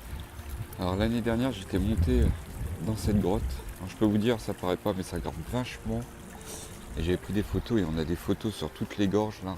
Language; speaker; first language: French; native; French